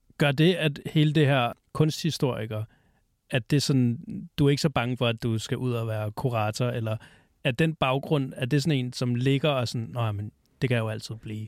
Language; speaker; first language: Danish; native; Danish